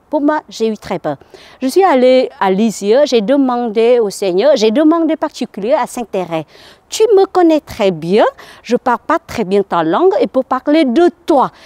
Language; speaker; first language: French; non-native, learner; Vietnamese